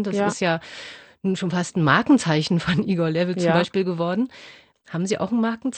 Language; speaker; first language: German; native; German